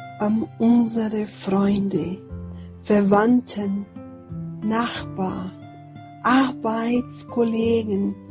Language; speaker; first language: German; non-native, fluent; Portuguese